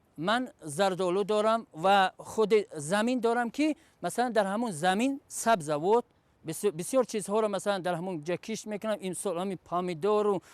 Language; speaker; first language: Tajik; non-native, local second language; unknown